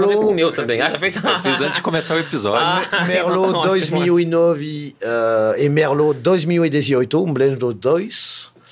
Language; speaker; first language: Portuguese; non-native, fluent; French